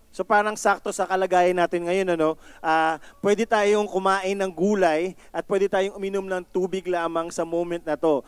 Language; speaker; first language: Filipino; native; Filipino